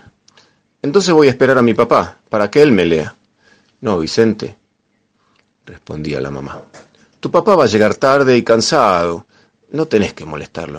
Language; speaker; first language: Spanish; native; Spanish